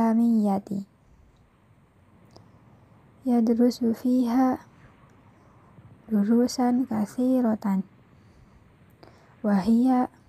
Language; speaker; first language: Arabic; non-native, fluent; Indonesian